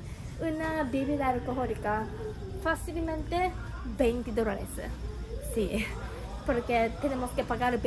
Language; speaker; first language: Spanish; non-native, learner; Japanese